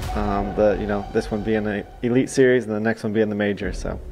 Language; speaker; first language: English; native; English